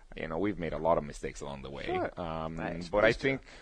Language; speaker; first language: English; early bilingual, other home language; Spanish